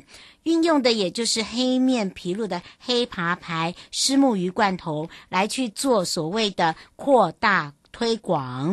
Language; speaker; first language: Chinese; native; Chinese